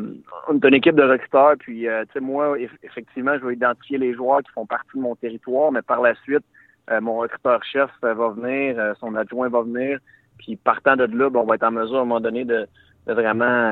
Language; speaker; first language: French; native; French